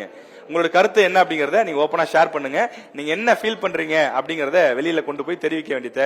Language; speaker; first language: Tamil; native; Tamil